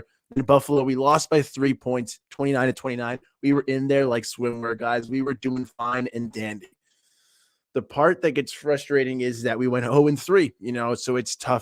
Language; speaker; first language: English; native; English